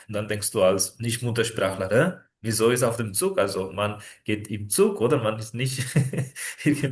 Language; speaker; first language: German; non-native, fluent; Spanish